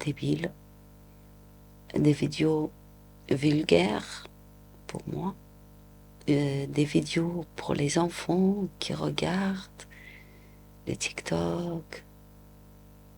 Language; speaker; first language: French; non-native, local second language; Arabic